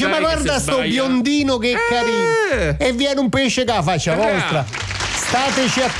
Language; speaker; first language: Italian; native; Italian